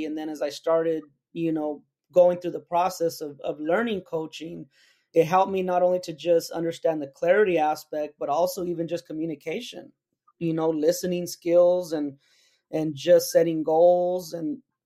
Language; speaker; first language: English; native; English